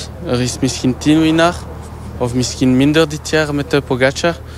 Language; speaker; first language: Dutch; non-native, learner; French